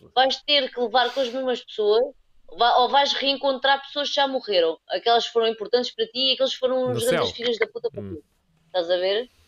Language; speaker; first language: Portuguese; native; Portuguese